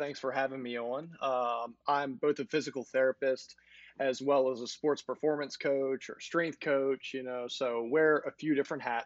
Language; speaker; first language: English; native; English